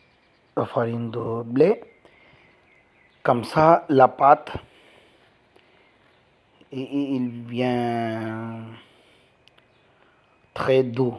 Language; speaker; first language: French; non-native, learner; Tamil